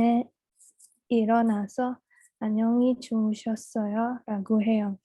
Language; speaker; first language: Korean; non-native, learner; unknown